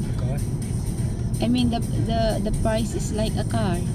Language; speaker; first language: English; non-native, local second language; Filipino